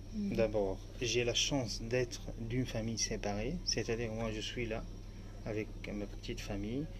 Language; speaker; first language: French; non-native, fluent; Arabic